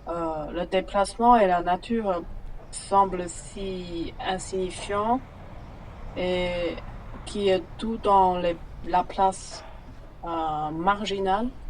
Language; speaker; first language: French; non-native, fluent; Chinese